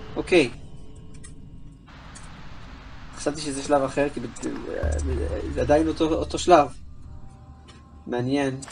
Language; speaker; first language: Hebrew; native; Hebrew